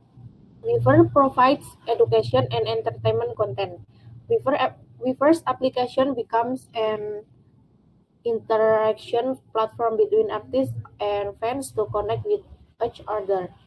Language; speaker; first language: English; non-native, learner; Indonesian